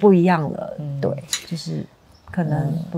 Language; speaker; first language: Chinese; native; Chinese